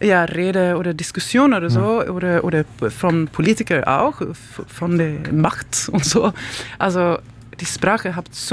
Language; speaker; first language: German; non-native, learner; Swedish